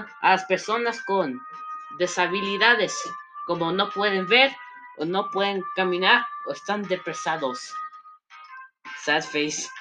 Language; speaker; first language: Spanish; non-native, learner; English